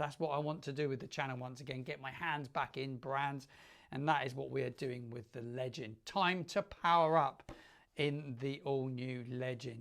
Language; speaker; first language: English; native; English